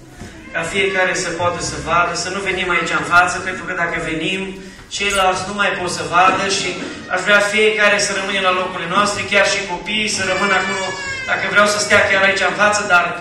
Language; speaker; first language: Romanian; native; Romanian